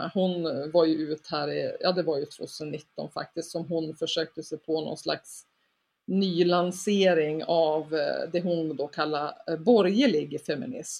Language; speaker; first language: Swedish; native; Swedish